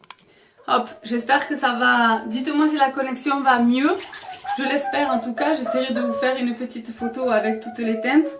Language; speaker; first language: French; native; French